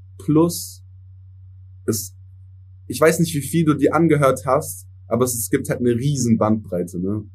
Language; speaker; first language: German; early bilingual, other home language; English